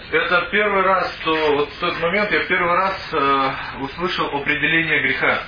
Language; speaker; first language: Russian; native; Russian